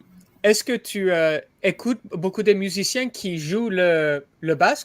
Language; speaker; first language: French; non-native, learner; English